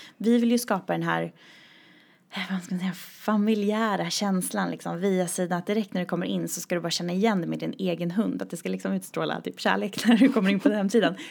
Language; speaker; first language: Swedish; native; Swedish